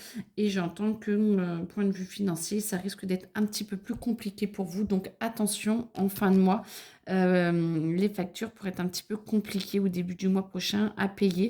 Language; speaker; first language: French; native; French